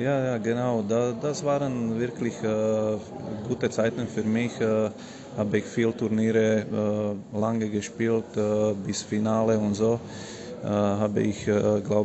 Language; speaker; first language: German; non-native, fluent; Slovak